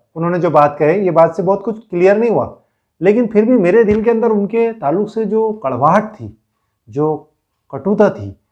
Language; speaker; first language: Hindi; non-native, local second language; Marathi